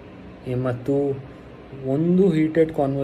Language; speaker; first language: Kannada; non-native, local second language; Hindi